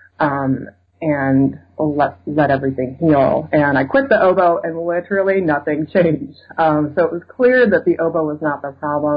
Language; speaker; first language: English; native; English